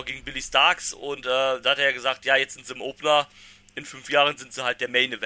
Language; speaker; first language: German; native; German